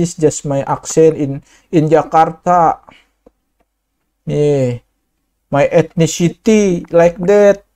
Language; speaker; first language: English; non-native, learner; Indonesian